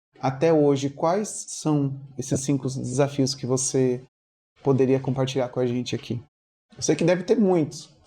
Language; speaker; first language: Portuguese; native; Portuguese